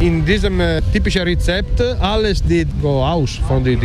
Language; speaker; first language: German; non-native, learner; Italian